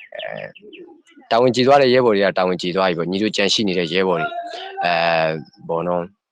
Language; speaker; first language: Burmese; native; Burmese